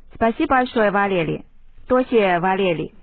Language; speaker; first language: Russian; non-native, fluent; Chinese